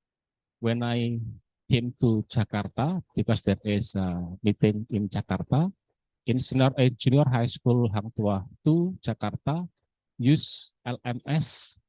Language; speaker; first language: English; non-native, learner; Indonesian